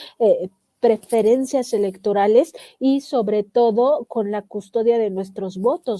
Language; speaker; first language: Spanish; native; Spanish